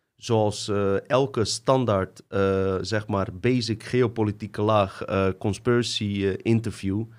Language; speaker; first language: Dutch; early bilingual, other home language; Bosnian